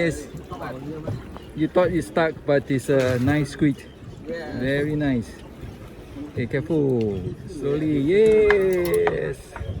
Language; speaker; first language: English; non-native, fluent; Thai